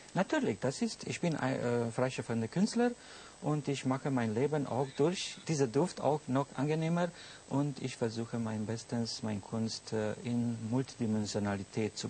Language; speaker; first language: German; non-native, fluent; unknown